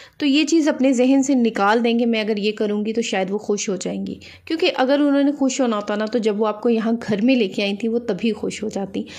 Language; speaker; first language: Urdu; native; Urdu